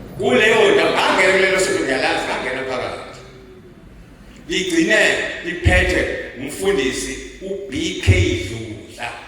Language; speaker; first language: Zulu; native; Zulu